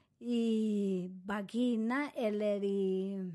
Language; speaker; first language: Swedish; non-native, learner; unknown